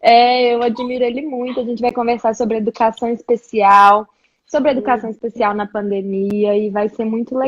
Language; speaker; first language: Portuguese; native; Portuguese